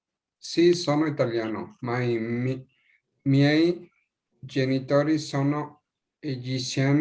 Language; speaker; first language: Italian; non-native, learner; Spanish